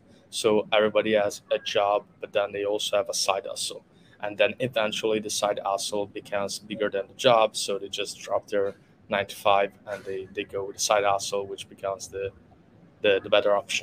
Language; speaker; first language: English; non-native, fluent; Italian